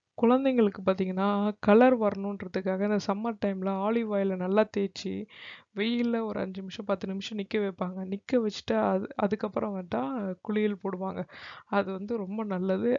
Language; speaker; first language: Tamil; native; Tamil